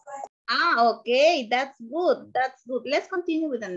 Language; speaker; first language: English; non-native, learner; Spanish